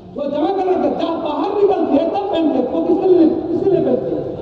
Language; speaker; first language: Hindi; non-native, local second language; Bangla